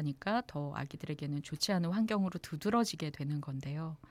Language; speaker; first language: Korean; native; Korean